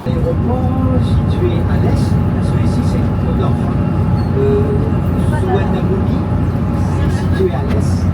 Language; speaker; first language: French; non-native, fluent; Thai